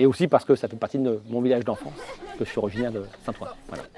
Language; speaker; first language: French; native; French